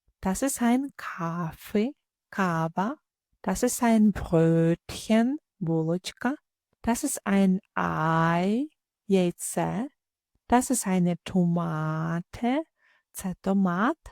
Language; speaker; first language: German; non-native, fluent; Ukrainian